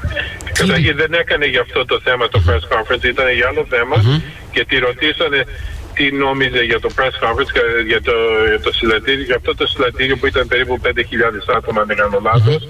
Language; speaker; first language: Greek; early bilingual, heritage; Greek